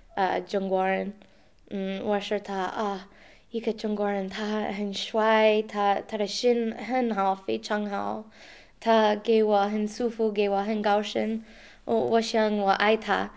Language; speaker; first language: Chinese; non-native, learner; English